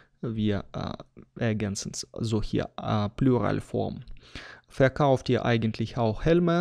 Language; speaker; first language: German; non-native, fluent; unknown